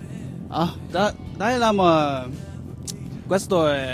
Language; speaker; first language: Italian; non-native, learner; Chinese